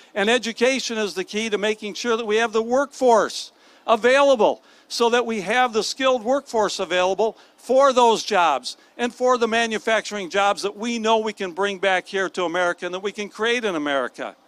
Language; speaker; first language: English; native; English